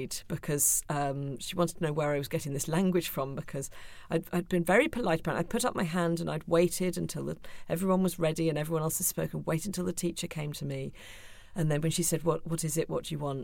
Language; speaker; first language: English; native; English